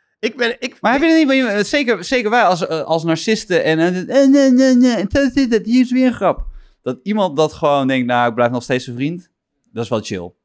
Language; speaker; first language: Dutch; native; Dutch